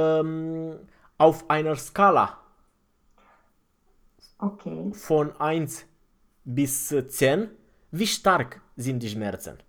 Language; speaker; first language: German; non-native, fluent; Romanian